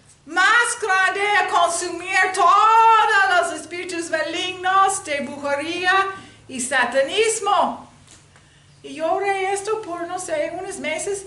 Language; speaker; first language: Spanish; non-native, learner; English